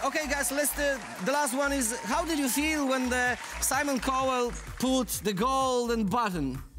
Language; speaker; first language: English; non-native, learner; Polish